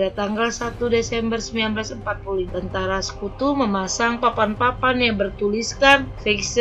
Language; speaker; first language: Indonesian; native; Indonesian